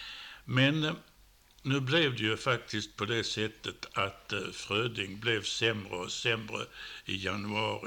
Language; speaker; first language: Swedish; native; Swedish